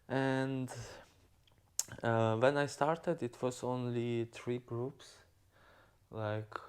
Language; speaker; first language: English; non-native, learner; Ukrainian